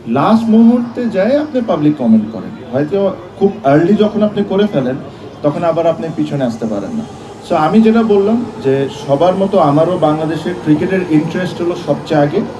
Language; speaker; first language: Bangla; native; Bangla